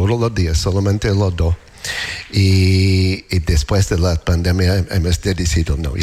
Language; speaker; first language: Spanish; non-native, learner; English